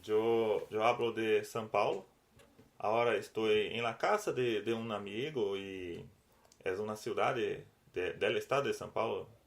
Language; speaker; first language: Spanish; non-native, learner; Portuguese